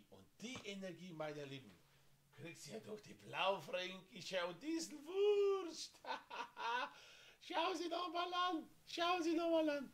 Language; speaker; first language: German; non-native, fluent; Slovenian